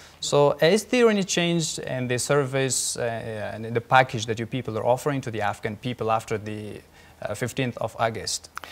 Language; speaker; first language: English; non-native, fluent; Persian